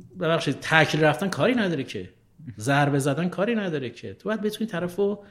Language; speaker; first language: Persian; native; Persian